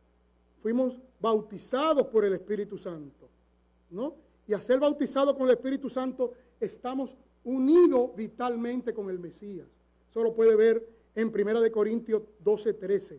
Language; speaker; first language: Spanish; native; Spanish